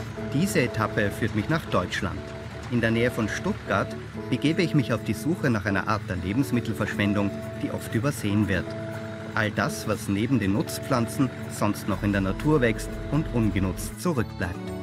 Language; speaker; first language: German; native; German